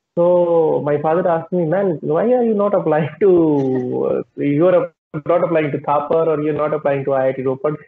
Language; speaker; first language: English; non-native, local second language; Punjabi